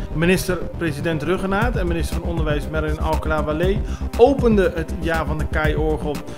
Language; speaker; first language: Dutch; non-native, local second language; Papiamento